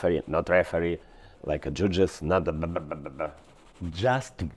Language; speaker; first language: English; non-native, learner; Ukrainian